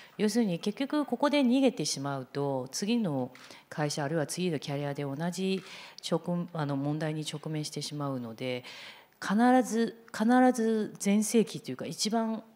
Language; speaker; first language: Japanese; non-native, fluent; Chinese